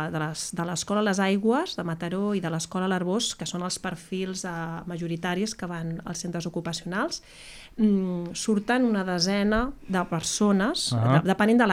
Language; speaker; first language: Catalan; native; Catalan